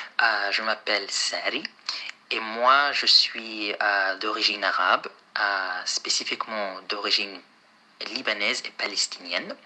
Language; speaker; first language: French; non-native, fluent; Arabic